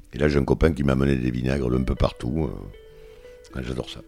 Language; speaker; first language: French; native; French